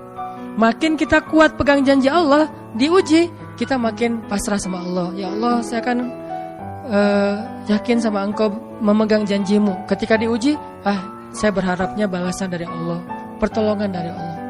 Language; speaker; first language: Indonesian; native; Indonesian